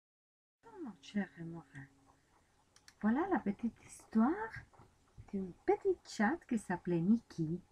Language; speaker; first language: French; non-native, fluent; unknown